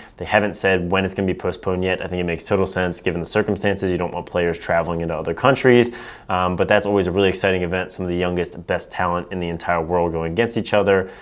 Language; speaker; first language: English; native; English